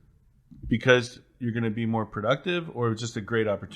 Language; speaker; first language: English; native; English